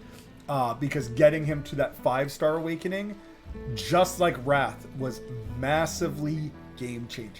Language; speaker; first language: English; native; English